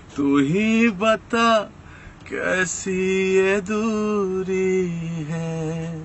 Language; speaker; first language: Hindi; native; Hindi